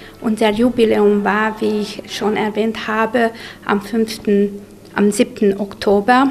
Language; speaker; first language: German; non-native, local second language; Hungarian